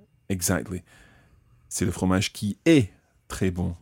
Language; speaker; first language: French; non-native, fluent; English